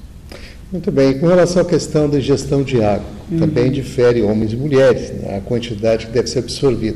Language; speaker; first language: Portuguese; native; Portuguese